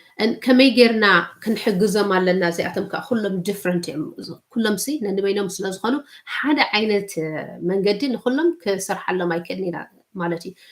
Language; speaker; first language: Tigrinya; early bilingual, heritage; Tigrinya